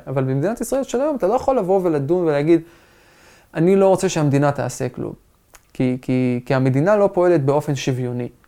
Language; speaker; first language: Hebrew; non-native, local second language; Arabic